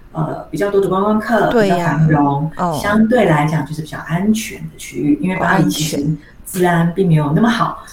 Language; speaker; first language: Chinese; native; Chinese